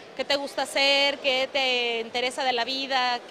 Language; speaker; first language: Spanish; native; Spanish